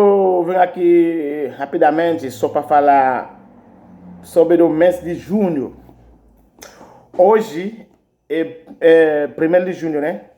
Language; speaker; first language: Portuguese; non-native, learner; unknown